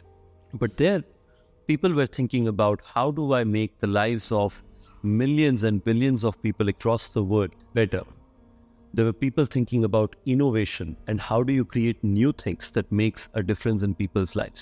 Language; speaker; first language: English; non-native, local second language; Hindi